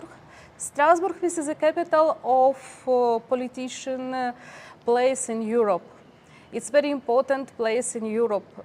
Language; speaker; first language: English; non-native, learner; Ukrainian